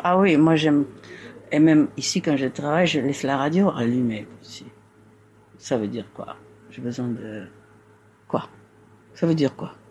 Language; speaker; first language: French; non-native, fluent; Spanish